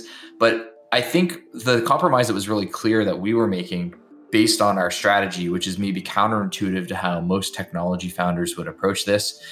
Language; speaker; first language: English; native; English